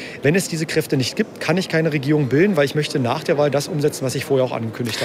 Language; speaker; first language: German; native; German